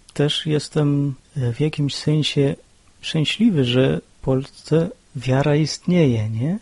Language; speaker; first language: Polish; early bilingual, other home language; Russian